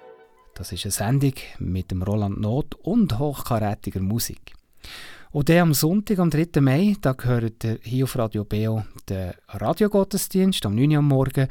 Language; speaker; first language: German; native; German